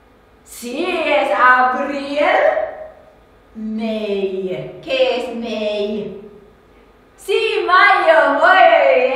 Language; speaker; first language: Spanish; non-native, learner; English